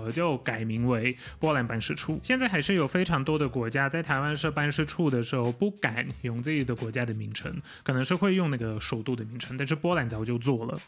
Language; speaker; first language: Chinese; non-native, fluent; Polish